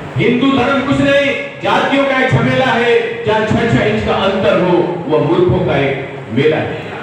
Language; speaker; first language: Hindi; native; Hindi